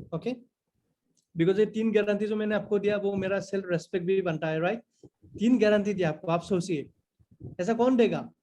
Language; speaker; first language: Hindi; non-native, local second language; Assamese